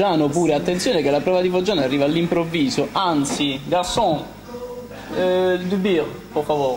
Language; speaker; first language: Italian; native; Italian